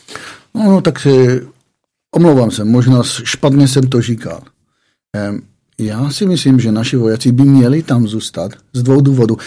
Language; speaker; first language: Czech; non-native, fluent; Hebrew